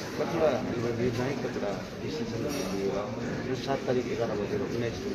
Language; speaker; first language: Nepali; native; Nepali